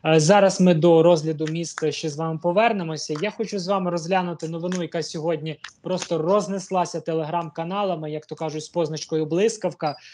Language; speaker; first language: Ukrainian; native; Ukrainian